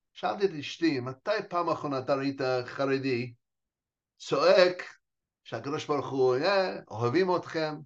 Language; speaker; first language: Hebrew; non-native, fluent; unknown